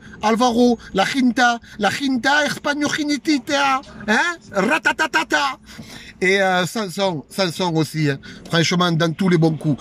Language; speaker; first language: French; native; French